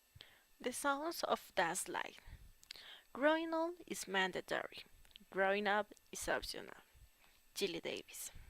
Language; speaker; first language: English; non-native, learner; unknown